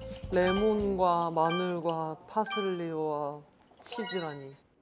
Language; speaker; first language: Korean; native; Korean